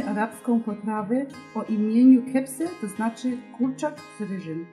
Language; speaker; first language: Polish; non-native, learner; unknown